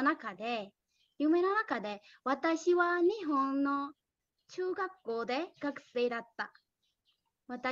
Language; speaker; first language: Japanese; non-native, learner; Burmese